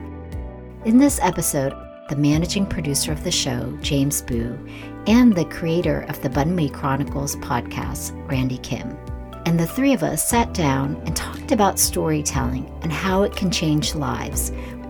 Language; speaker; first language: English; early bilingual, other home language; Vietnamese